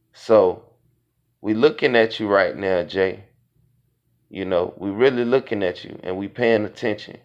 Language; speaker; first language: English; native; English